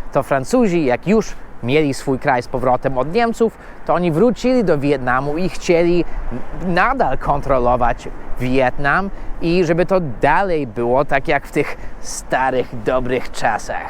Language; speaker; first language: Polish; non-native, fluent; English